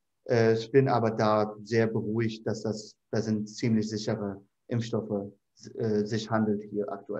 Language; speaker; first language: German; non-native, fluent; Arabic